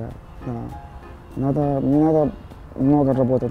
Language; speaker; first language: Russian; non-native, learner; Portuguese